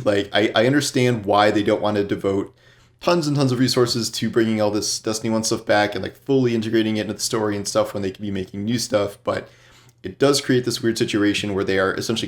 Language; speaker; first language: English; native; English